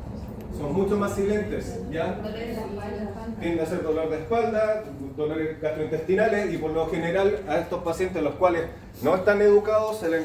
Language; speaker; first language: Spanish; native; Spanish